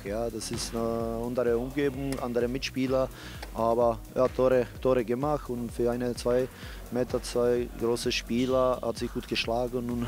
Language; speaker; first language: German; non-native, fluent; Czech